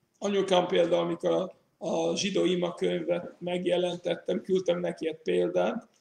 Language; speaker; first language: Hungarian; non-native, fluent; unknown